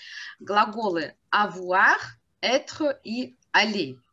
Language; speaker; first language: French; non-native, fluent; Russian